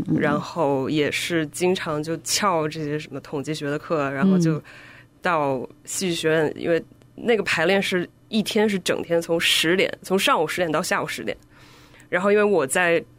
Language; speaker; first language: Chinese; native; Chinese